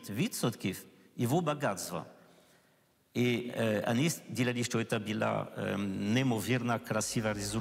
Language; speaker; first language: Ukrainian; non-native, learner; French